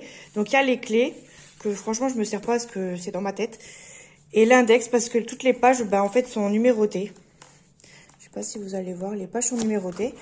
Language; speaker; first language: French; native; French